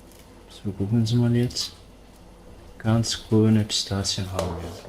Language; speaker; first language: German; non-native, learner; Turkish